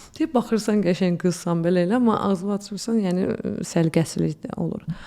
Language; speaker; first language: Azerbaijani; early bilingual, heritage; Azerbaijani